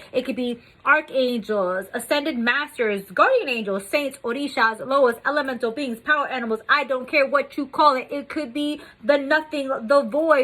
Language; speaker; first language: English; native; English